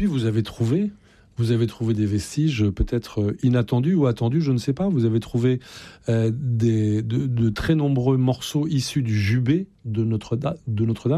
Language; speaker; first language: French; native; French